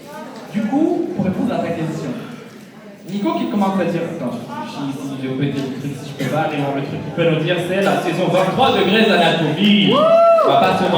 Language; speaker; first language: French; native; French